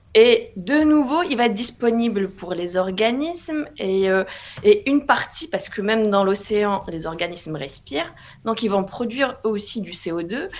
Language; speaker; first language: French; non-native, local second language; Arabic